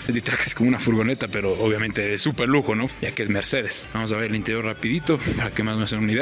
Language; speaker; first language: Spanish; native; Spanish